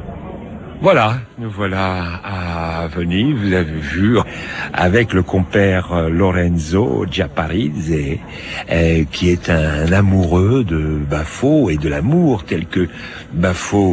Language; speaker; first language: French; native; French